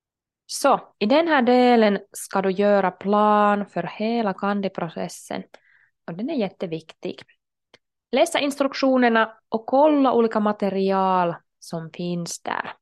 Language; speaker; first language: Swedish; non-native, local second language; Finnish